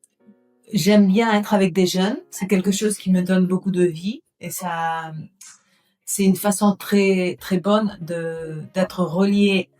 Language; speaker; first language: French; non-native, fluent; Spanish